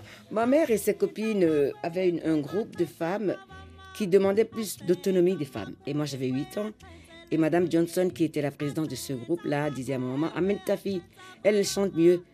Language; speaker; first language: French; non-native, local second language; Fon